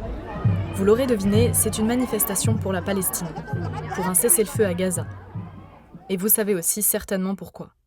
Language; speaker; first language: French; native; French